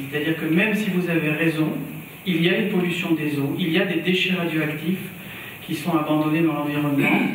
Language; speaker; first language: French; native; French